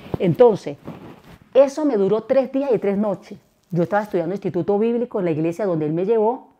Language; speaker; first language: Spanish; native; Spanish